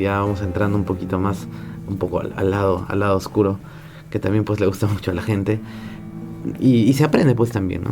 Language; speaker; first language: Spanish; native; Spanish